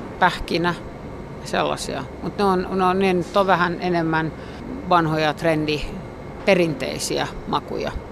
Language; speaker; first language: Finnish; non-native, local second language; Swedish